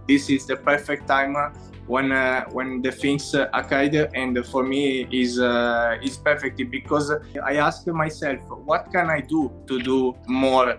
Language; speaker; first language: English; non-native, learner; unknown